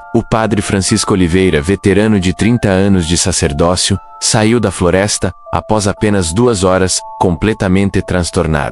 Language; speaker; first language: Portuguese; native; Portuguese